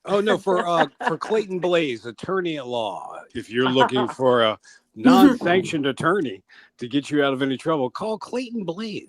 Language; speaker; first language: English; native; English